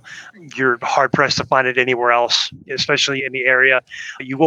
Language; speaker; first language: English; native; English